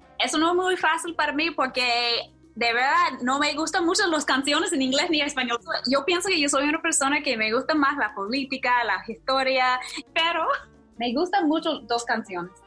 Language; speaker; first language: Spanish; non-native, fluent; English